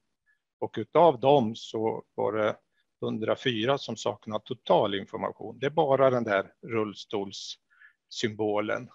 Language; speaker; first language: Swedish; native; Swedish